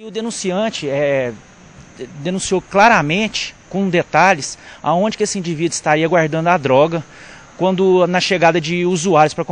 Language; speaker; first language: Portuguese; native; Portuguese